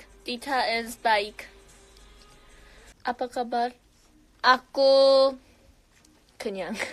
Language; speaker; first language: Indonesian; non-native, learner; Korean